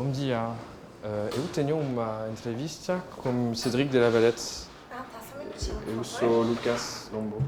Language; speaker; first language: Portuguese; non-native, learner; French